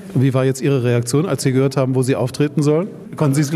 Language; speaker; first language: German; native; German